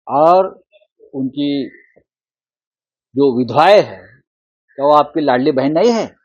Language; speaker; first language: Hindi; non-native, local second language; Marathi